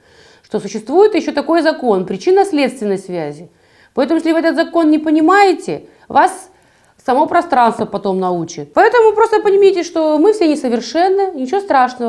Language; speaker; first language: Russian; native; Russian